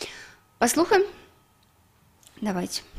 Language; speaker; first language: Belarusian; non-native, local second language; Russian